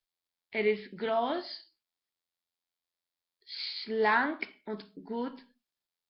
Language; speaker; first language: German; non-native, learner; Spanish